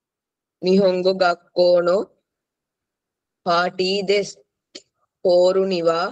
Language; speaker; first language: Japanese; non-native, learner; Sinhala